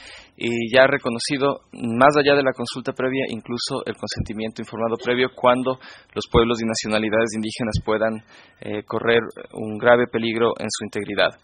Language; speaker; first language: Spanish; native; Spanish